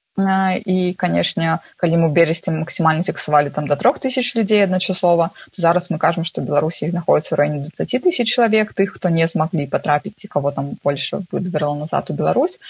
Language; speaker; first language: Belarusian; non-native, local second language; Russian